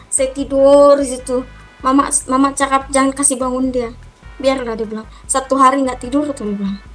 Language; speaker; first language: Indonesian; native; Indonesian